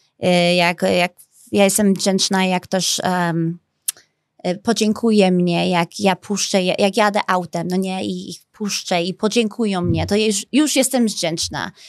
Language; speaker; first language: Polish; early bilingual, heritage; Polish